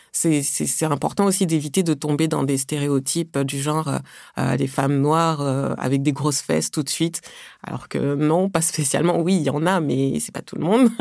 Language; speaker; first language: French; early bilingual, other home language; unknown